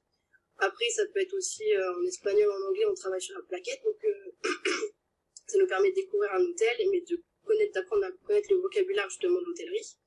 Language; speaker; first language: French; native; French